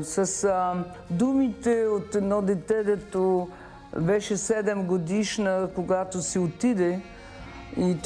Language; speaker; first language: Bulgarian; early bilingual, heritage; Bulgarian